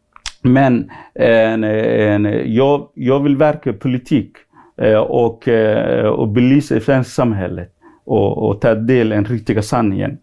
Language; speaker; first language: Swedish; non-native, fluent; Somali